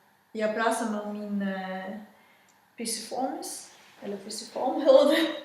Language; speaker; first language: Danish; non-native, fluent; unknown